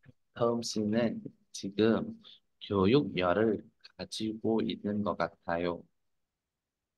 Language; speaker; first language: Korean; non-native, fluent; Vietnamese